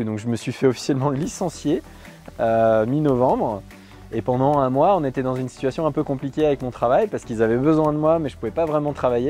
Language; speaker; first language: French; native; French